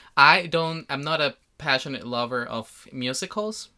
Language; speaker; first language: English; non-native, fluent; Spanish